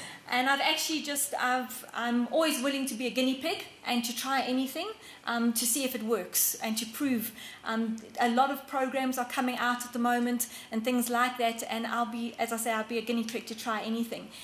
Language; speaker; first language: English; native; English